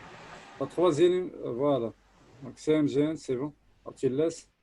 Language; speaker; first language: French; non-native, local second language; Arabic